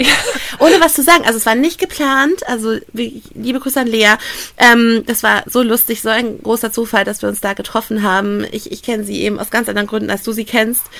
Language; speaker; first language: German; native; German